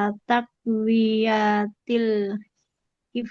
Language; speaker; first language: Arabic; non-native, learner; Indonesian